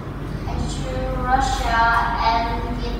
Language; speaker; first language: English; non-native, learner; Vietnamese